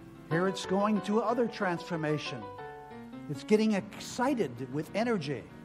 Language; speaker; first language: English; native; English